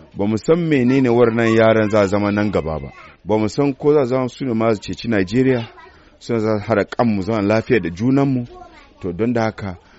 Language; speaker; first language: Hausa; non-native, local second language; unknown